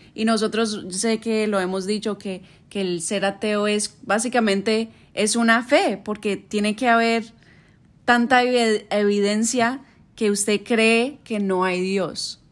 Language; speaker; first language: Spanish; early bilingual, heritage; Spanish